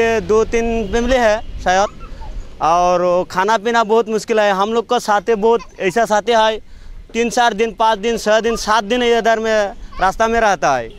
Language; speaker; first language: Hindi; non-native, local second language; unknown